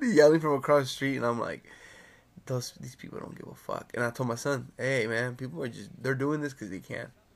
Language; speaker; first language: English; early bilingual, other home language; Spanish